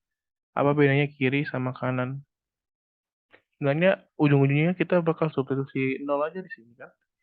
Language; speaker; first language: Indonesian; native; Indonesian